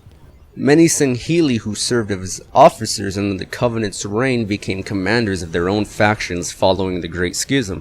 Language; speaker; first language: English; native; English